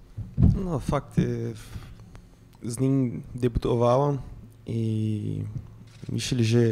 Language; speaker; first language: Polish; non-native, fluent; Portuguese